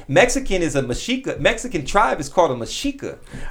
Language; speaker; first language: English; native; English